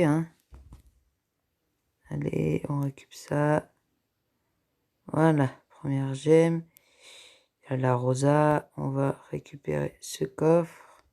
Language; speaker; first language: French; native; French